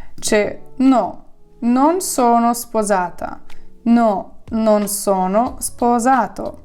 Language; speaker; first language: Italian; non-native, fluent; Ukrainian